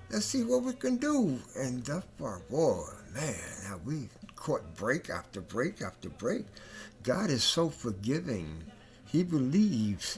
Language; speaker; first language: English; native; English